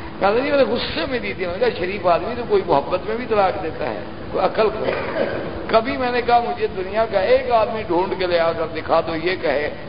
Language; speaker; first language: Urdu; native; Urdu